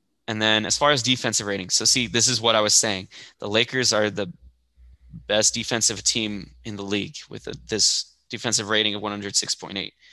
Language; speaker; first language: English; early bilingual, other home language; Spanish